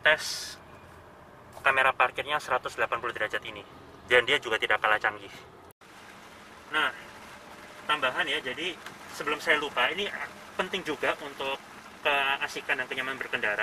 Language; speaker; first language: Indonesian; native; Indonesian